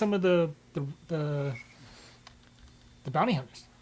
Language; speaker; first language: English; native; English